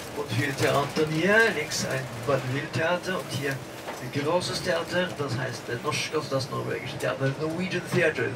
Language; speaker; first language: German; non-native, fluent; Norwegian